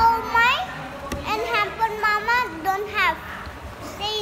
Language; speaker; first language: English; early bilingual, other home language; Indonesian